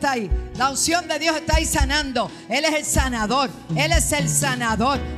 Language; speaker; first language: Spanish; native; Spanish